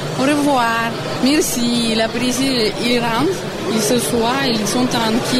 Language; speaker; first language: French; non-native, learner; Russian